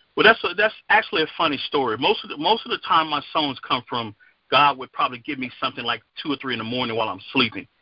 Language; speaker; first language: English; native; English